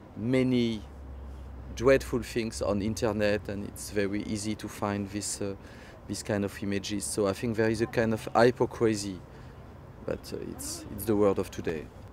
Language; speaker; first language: English; non-native, fluent; French